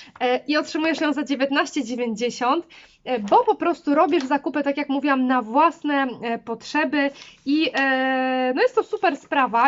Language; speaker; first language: Polish; native; Polish